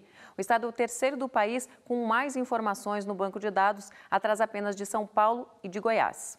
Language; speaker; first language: Portuguese; native; Portuguese